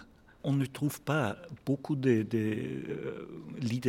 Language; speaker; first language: French; non-native, fluent; German